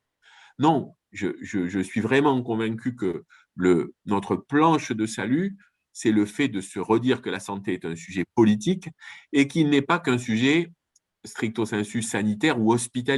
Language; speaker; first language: French; native; French